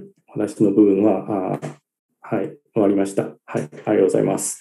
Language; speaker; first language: Japanese; non-native, learner; Chinese